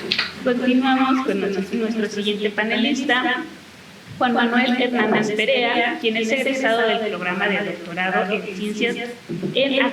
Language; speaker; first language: Spanish; native; Spanish